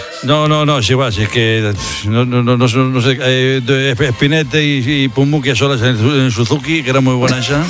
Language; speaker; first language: Spanish; native; Spanish